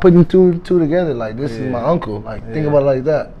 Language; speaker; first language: English; native; English